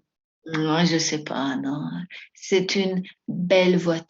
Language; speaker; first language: French; non-native, fluent; Spanish